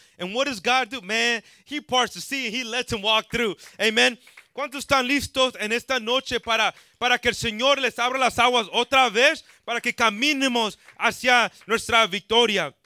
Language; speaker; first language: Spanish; early bilingual, heritage; Spanish